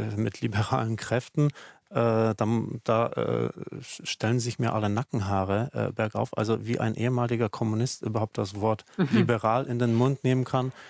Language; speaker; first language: German; non-native, fluent; Czech